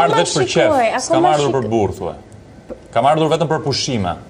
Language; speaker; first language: Albanian; native; Albanian